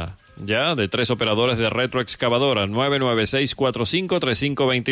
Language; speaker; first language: Spanish; native; Spanish